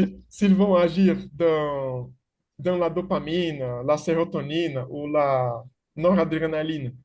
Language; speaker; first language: French; non-native, fluent; Portuguese